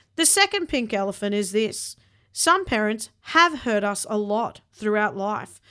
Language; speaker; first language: English; early bilingual, other home language; Hindi